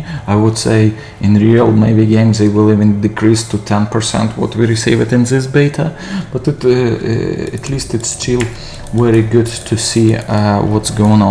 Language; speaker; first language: English; non-native, fluent; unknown